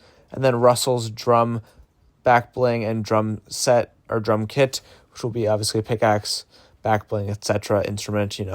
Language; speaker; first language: English; native; English